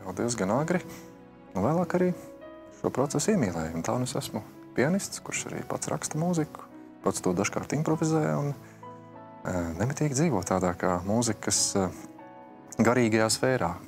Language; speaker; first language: Latvian; native; Latvian